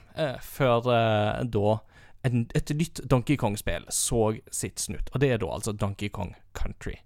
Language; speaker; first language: Norwegian; early bilingual, heritage; Norwegian